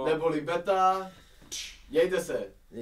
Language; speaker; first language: Czech; native; Czech